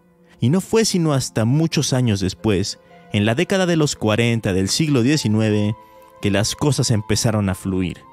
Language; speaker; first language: Spanish; native; Spanish